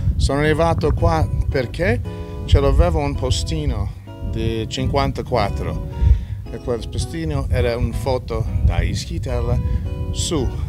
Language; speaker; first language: Italian; non-native, learner; English